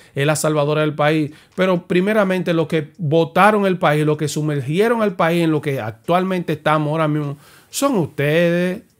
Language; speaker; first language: Spanish; native; Spanish